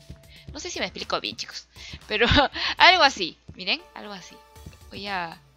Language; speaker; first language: Spanish; native; Spanish